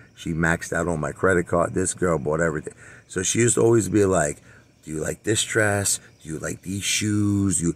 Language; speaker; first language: English; native; English